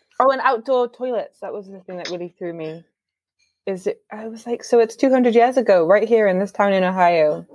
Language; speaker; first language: English; native; English